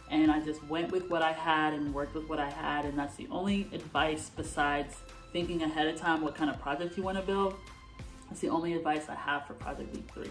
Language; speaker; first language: English; native; English